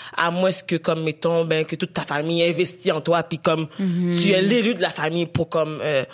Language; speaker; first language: French; native; French